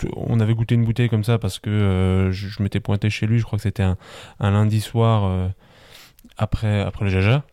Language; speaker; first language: French; native; French